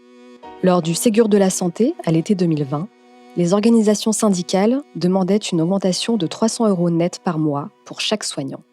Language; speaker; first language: French; native; French